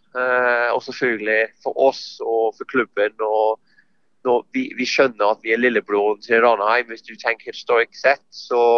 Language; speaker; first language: Norwegian; non-native, fluent; English